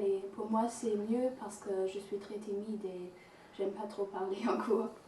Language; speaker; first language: French; non-native, fluent; German